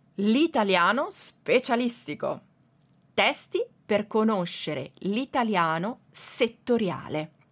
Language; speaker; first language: Italian; native; Italian